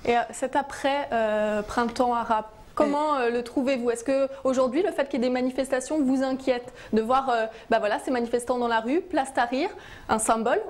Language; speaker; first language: French; native; French